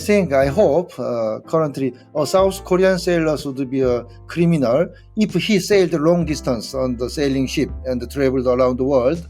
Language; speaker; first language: English; non-native, learner; Korean